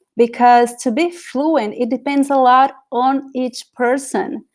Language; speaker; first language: English; non-native, fluent; Portuguese